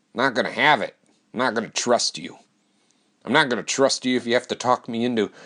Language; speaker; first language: English; native; English